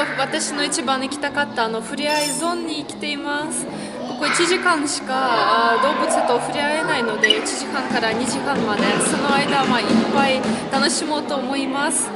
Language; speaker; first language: Japanese; non-native, fluent; Russian